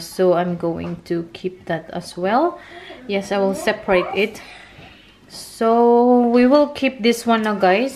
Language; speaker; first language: English; non-native, local second language; Filipino